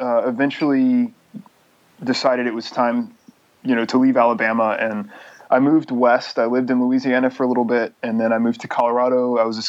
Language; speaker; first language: English; native; English